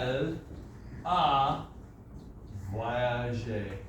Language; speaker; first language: French; non-native, fluent; English